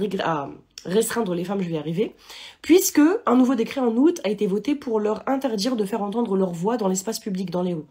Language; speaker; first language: French; native; French